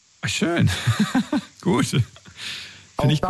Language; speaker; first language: German; native; German